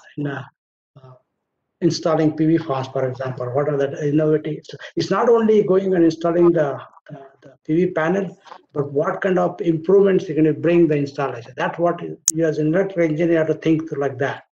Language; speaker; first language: English; non-native, local second language; Marathi